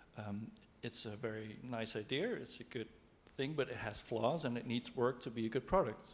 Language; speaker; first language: English; non-native, fluent; Dutch